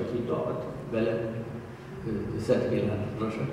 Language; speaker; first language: Polish; non-native, learner; German